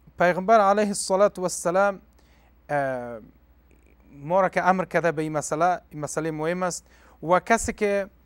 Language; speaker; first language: Persian; non-native, local second language; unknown